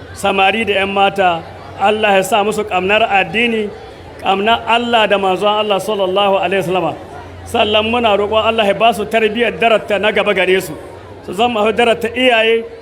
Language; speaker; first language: Hausa; native; Hausa